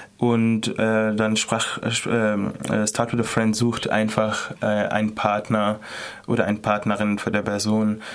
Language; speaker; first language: German; non-native, fluent; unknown